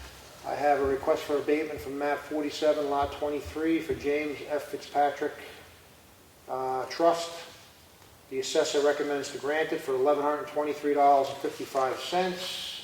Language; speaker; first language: English; native; English